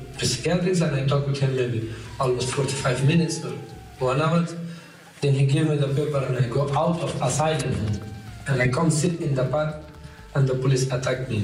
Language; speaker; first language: English; non-native, learner; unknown